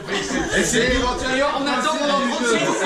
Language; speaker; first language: French; native; French